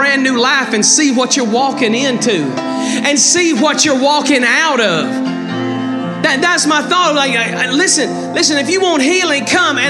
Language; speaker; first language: English; native; English